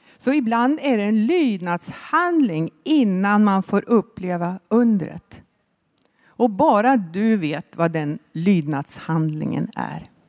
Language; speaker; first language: Swedish; native; Swedish